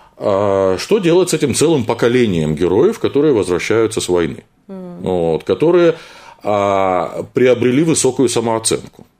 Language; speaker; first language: Russian; native; Russian